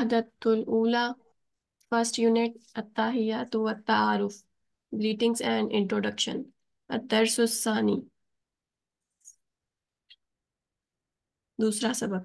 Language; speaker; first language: Urdu; native; Urdu